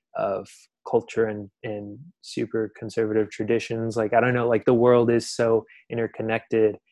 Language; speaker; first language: English; native; English